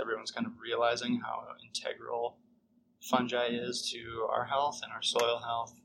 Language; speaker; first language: English; native; English